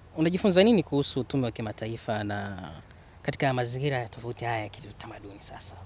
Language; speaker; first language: Swahili; native; Swahili